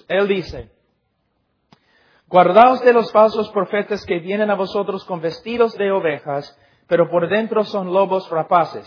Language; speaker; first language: Spanish; non-native, fluent; English